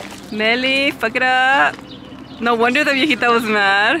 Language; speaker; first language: English; early bilingual, other home language; Spanish